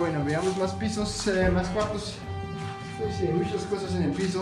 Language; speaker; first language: Spanish; non-native, fluent; French